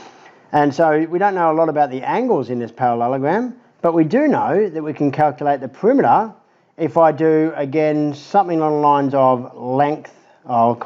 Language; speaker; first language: English; native; English